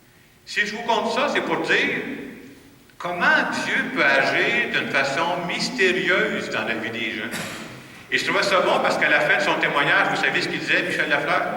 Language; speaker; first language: French; native; French